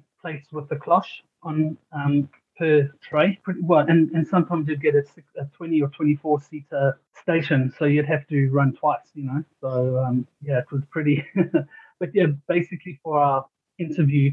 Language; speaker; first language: English; native; English